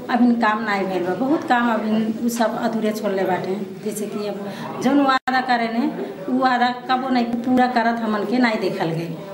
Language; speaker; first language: Bhojpuri; native; Bhojpuri